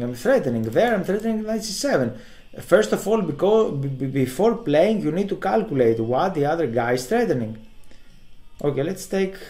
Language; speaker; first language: English; non-native, fluent; Greek